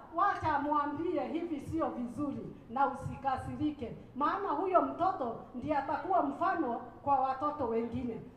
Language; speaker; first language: Swahili; non-native, local second language; Kikuyu